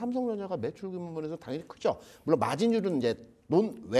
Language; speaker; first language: Korean; native; Korean